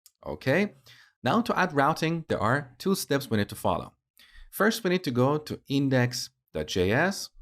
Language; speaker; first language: English; native; English